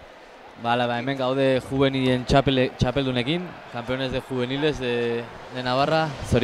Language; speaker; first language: Basque; native; Basque